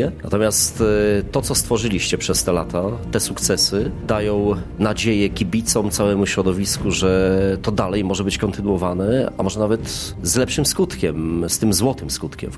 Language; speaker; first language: Polish; native; Polish